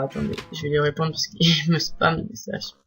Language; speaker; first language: French; native; French